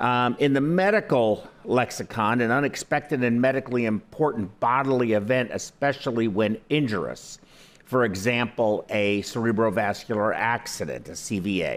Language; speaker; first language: English; native; English